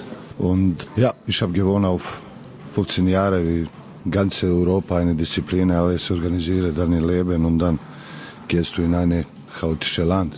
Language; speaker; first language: German; non-native, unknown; Serbian